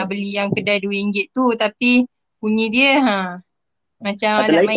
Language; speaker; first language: Malay; native; Malay